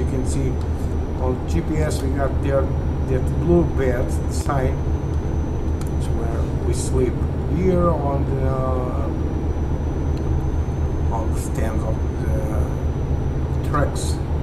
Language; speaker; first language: English; non-native, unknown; Portuguese